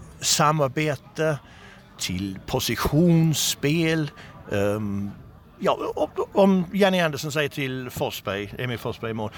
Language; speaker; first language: Swedish; non-native, fluent; English